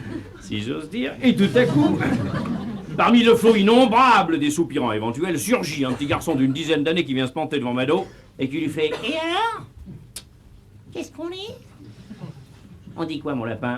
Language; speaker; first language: French; native; French